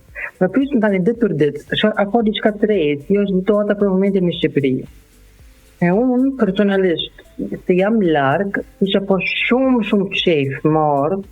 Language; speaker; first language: Albanian; non-native, learner; German